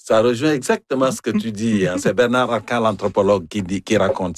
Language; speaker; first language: French; native; French